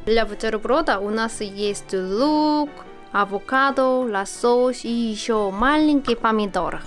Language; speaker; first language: Russian; non-native, fluent; Korean